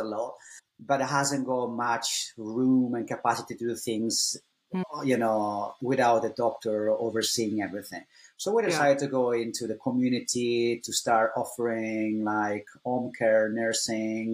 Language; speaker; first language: English; non-native, fluent; Italian